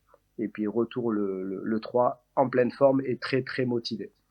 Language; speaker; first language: French; native; French